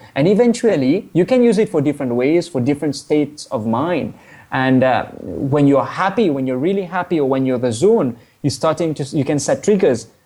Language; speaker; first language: English; non-native, fluent; Morisyen